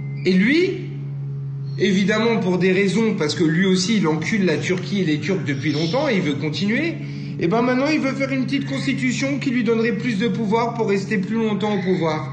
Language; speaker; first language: French; native; French